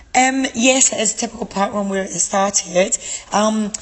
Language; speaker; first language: English; native; English